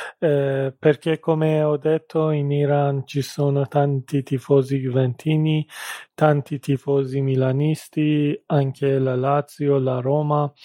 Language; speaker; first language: Italian; non-native, fluent; Persian